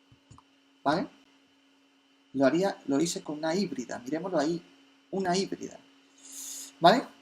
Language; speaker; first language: Spanish; native; Spanish